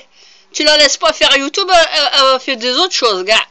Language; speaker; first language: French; early bilingual, other home language; Arabic